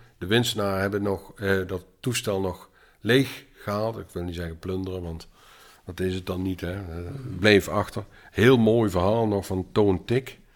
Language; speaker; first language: Dutch; native; Dutch